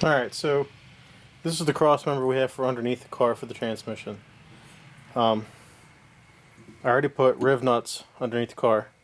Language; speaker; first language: English; native; English